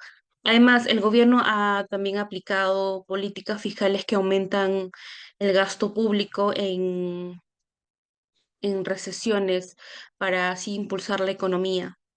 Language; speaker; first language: Spanish; native; Spanish